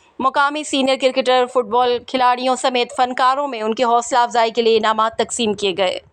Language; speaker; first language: Urdu; non-native, local second language; Baluchi